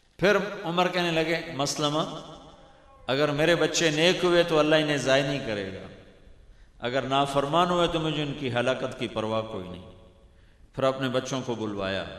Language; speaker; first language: Urdu; non-native, local second language; Punjabi